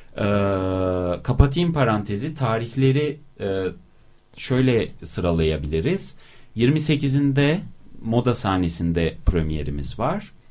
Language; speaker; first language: Turkish; native; Turkish